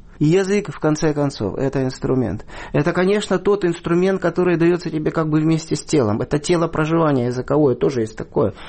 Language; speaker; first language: Russian; native; Russian